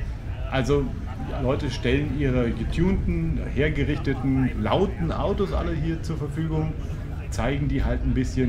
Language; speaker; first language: German; native; German